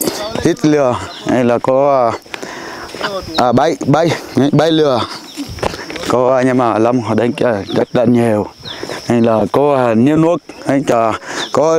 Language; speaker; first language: Vietnamese; non-native, learner; Portuguese